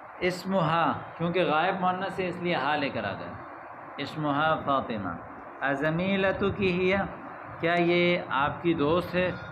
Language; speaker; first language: Urdu; native; Urdu